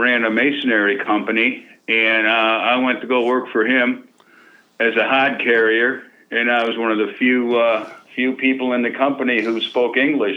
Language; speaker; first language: English; native; English